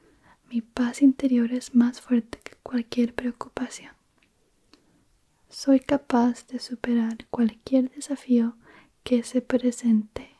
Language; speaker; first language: Spanish; early bilingual, heritage; Spanish